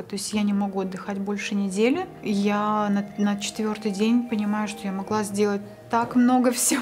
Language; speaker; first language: Russian; native; Russian